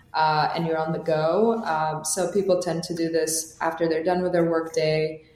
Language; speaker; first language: English; non-native, fluent; Albanian